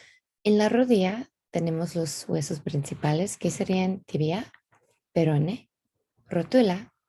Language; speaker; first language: Spanish; non-native, fluent; English